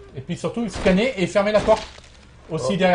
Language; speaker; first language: French; native; French